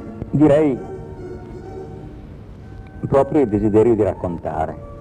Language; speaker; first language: Italian; native; Italian